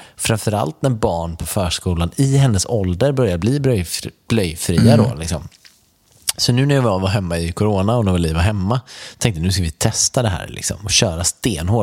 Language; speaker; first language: Swedish; native; Swedish